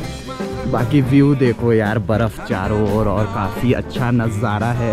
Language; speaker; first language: Hindi; non-native, local second language; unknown